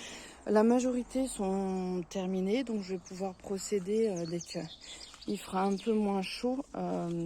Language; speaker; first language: French; native; French